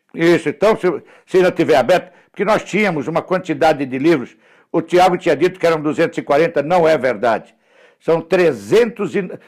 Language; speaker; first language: Portuguese; early bilingual, other home language; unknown